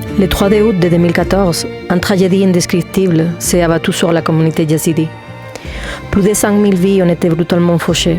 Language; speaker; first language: French; native; French